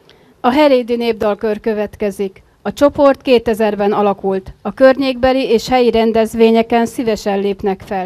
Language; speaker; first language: Hungarian; native; Hungarian